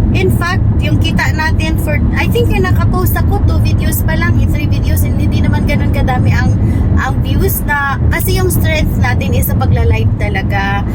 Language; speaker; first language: Filipino; non-native, local second language; Hiligaynon